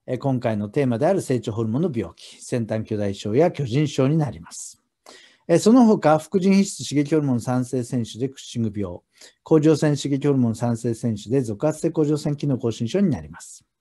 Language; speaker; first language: Japanese; native; Japanese